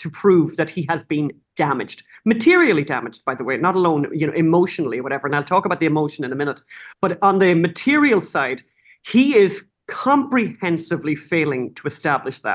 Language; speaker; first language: English; native; English